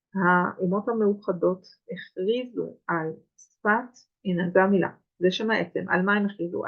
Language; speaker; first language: Hebrew; native; Hebrew